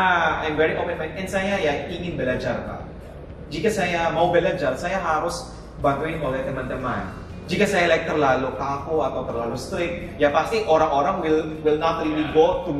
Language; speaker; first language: Indonesian; non-native, learner; Filipino